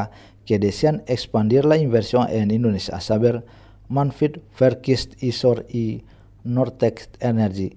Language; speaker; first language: Spanish; non-native, fluent; Indonesian